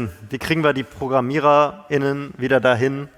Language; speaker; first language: German; native; German